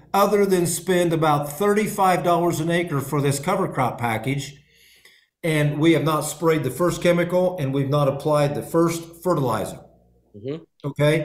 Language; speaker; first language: English; native; English